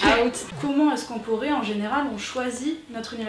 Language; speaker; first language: French; native; French